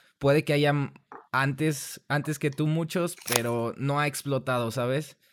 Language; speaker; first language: Spanish; native; Spanish